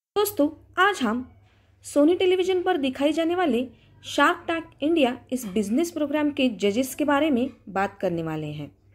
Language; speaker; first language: Hindi; non-native, local second language; Marathi